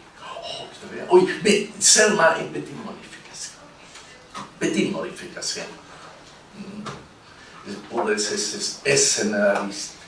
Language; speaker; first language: French; non-native, fluent; Spanish